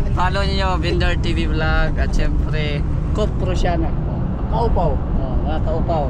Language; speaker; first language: Filipino; non-native, local second language; Cebuano